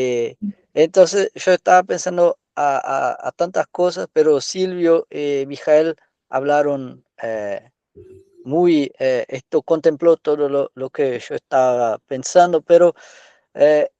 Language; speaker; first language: Spanish; non-native, fluent; Portuguese